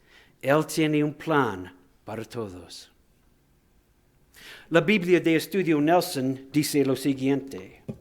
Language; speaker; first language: Spanish; non-native, fluent; English